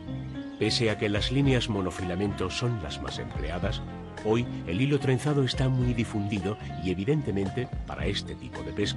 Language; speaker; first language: Spanish; native; Spanish